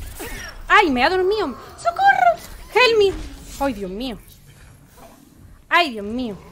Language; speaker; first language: Spanish; native; Spanish